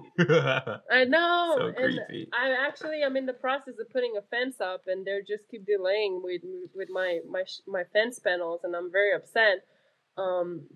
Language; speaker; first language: English; non-native, fluent; Romanian